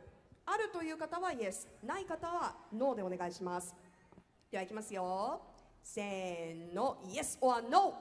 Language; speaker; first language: Japanese; native; Japanese